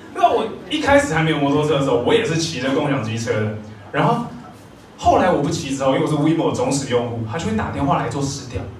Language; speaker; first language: Chinese; native; Chinese